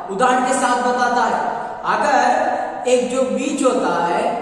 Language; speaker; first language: Hindi; non-native, local second language; Kannada